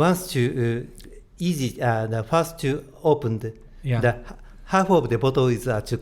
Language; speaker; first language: English; non-native, learner; Japanese